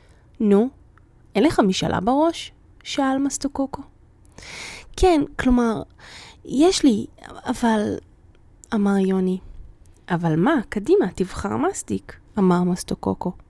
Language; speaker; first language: Hebrew; native; Hebrew